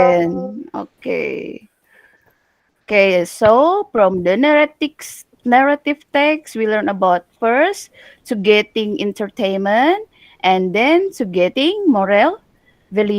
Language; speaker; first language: English; non-native, learner; Indonesian